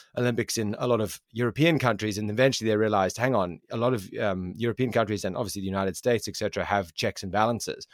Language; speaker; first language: English; native; English